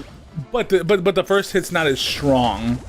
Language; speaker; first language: English; native; English